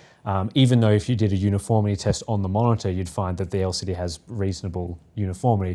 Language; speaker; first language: English; native; English